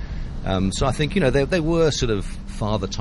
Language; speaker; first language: English; native; English